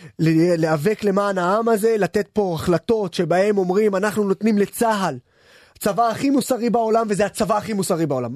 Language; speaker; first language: Hebrew; non-native, local second language; Arabic